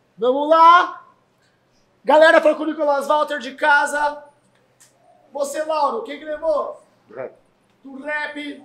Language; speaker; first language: Portuguese; native; Portuguese